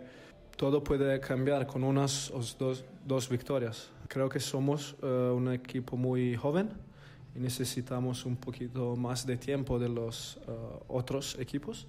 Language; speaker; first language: Spanish; non-native, fluent; Italian